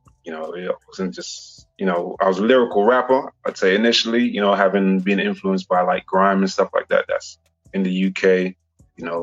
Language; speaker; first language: English; native; English